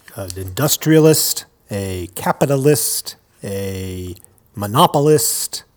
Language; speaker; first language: English; native; English